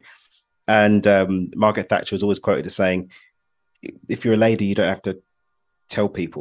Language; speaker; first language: English; native; English